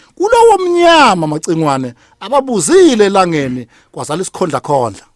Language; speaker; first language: Zulu; native; Zulu